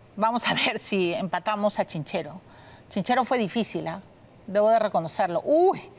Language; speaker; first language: Spanish; native; Spanish